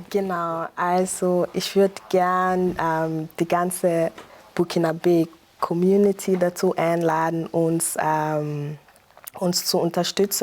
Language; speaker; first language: German; non-native, fluent; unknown